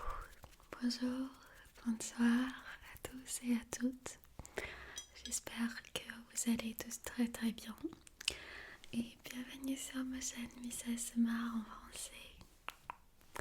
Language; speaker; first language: French; non-native, fluent; Armenian